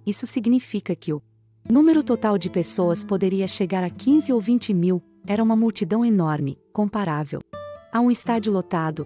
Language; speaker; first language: Portuguese; native; Portuguese